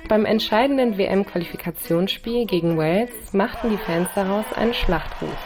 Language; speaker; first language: German; native; German